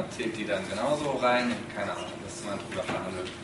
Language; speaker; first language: German; native; German